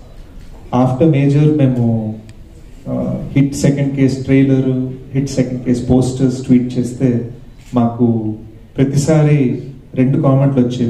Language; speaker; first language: Telugu; early bilingual, heritage; Telugu